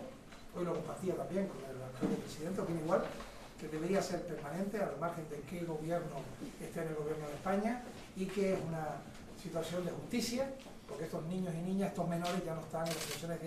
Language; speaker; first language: Spanish; native; Spanish